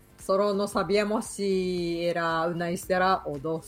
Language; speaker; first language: Spanish; non-native, learner; Japanese